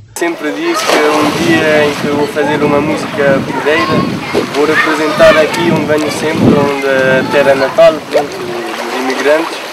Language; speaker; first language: Portuguese; early bilingual, heritage; Portuguese